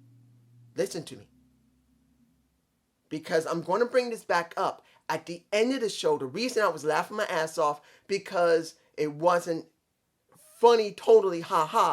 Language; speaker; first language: English; native; English